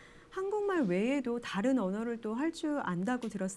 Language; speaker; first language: Korean; native; Korean